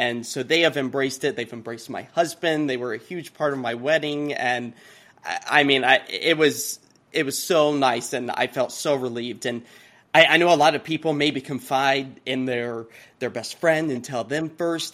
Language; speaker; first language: English; native; English